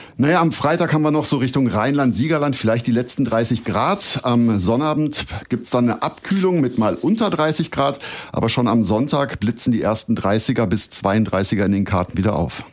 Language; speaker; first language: German; native; German